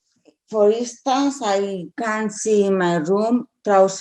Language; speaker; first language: English; non-native, learner; Spanish